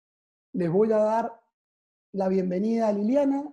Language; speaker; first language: Spanish; native; Spanish